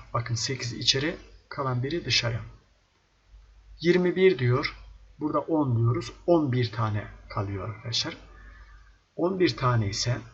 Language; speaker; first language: Turkish; native; Turkish